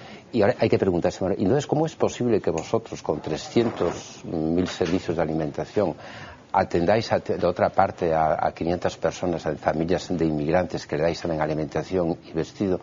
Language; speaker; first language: Spanish; native; Spanish